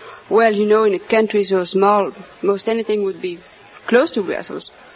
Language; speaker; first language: English; non-native, fluent; French